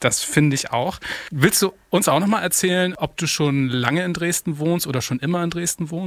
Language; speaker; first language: German; native; German